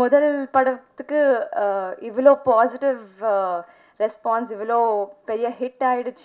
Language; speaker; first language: Tamil; non-native, local second language; Telugu